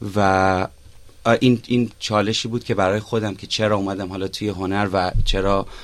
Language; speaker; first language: Persian; non-native, local second language; Arabic